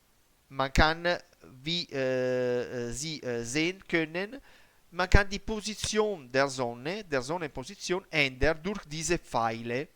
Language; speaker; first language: German; non-native, learner; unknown